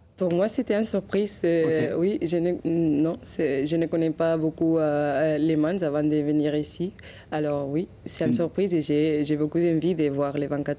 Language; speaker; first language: French; non-native, learner; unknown